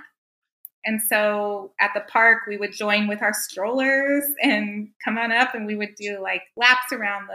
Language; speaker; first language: English; native; English